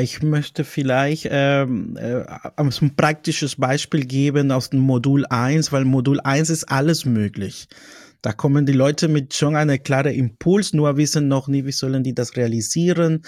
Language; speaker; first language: German; non-native, fluent; Spanish